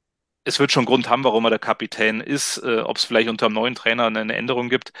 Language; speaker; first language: German; native; German